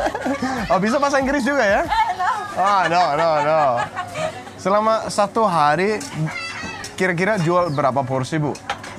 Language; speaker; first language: Indonesian; non-native, learner; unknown